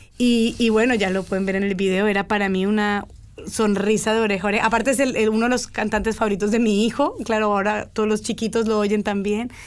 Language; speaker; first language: Spanish; native; Spanish